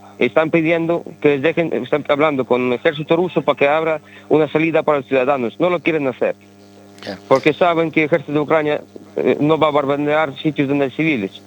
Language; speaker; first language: Spanish; early bilingual, other home language; Ukrainian